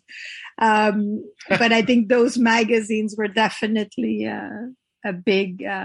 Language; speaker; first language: English; non-native, fluent; French